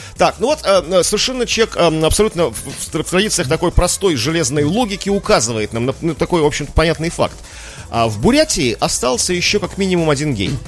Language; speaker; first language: Russian; native; Russian